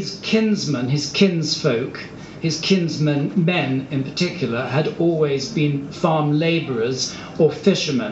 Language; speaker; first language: English; native; English